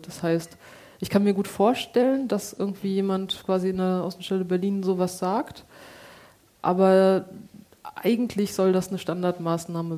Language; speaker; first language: German; native; German